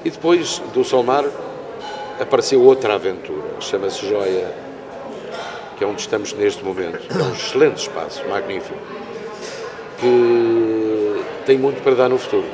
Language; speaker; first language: Portuguese; native; Portuguese